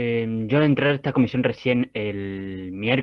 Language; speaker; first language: Spanish; native; Spanish